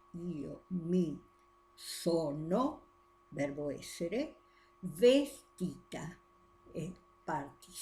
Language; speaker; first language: Italian; non-native, fluent; Spanish